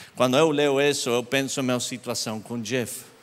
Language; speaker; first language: Portuguese; non-native, learner; English